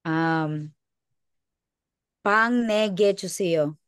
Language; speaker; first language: Korean; non-native, learner; Filipino